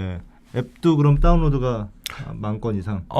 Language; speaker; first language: Korean; native; Korean